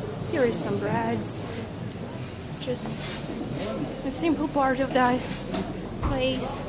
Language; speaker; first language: English; non-native, fluent; Russian